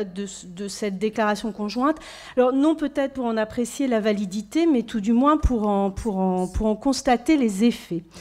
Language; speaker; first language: French; native; French